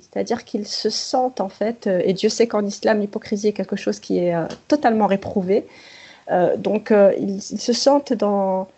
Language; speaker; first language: French; native; French